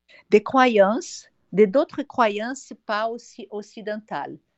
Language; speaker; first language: French; non-native, fluent; Portuguese